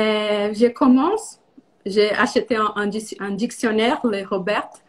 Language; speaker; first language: French; non-native, learner; Portuguese